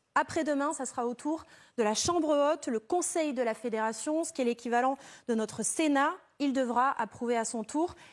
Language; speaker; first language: French; native; French